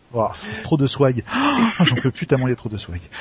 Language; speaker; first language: French; native; French